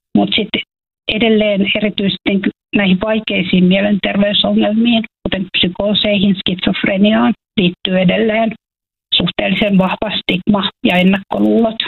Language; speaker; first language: Finnish; native; Finnish